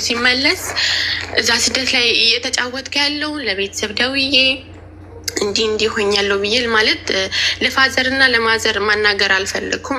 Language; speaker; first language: Amharic; native; Amharic